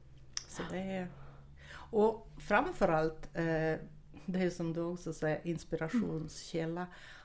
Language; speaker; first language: Swedish; non-native, fluent; Russian